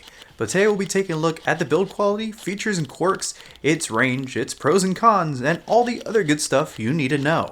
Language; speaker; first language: English; native; English